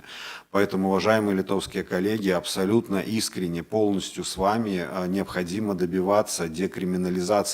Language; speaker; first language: Russian; native; Russian